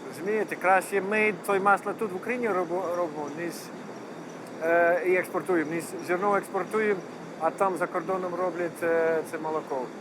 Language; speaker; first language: Ukrainian; non-native, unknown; Dutch